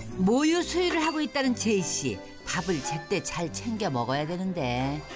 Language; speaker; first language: Korean; native; Korean